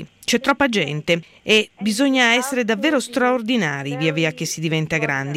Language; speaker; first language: Italian; native; Italian